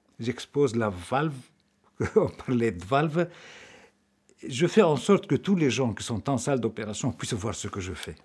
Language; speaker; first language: French; non-native, local second language; Arabic